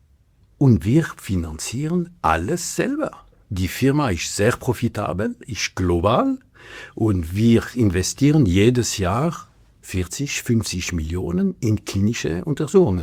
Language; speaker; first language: German; non-native, local second language; French